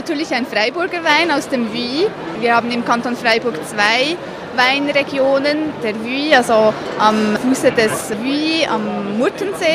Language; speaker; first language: German; native; German